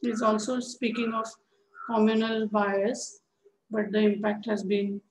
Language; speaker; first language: English; non-native, local second language; Marathi